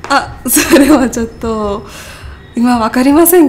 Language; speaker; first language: Japanese; non-native, learner; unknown